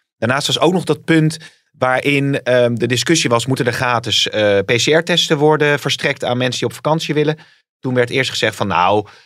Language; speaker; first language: Dutch; native; Dutch